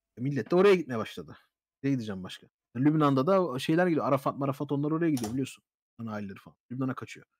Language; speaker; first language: Turkish; early bilingual, heritage; Turkish